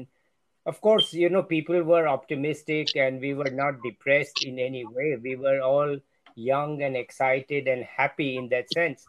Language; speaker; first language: English; non-native, local second language; Hindi